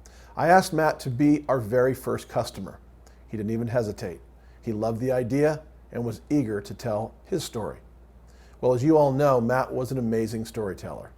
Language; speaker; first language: English; native; English